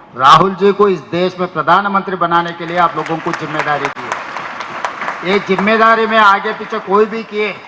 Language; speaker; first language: Hindi; non-native, local second language; Telugu